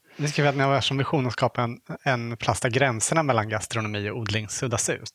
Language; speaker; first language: Swedish; native; Swedish